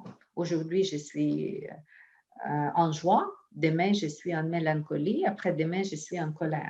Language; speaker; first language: French; non-native, fluent; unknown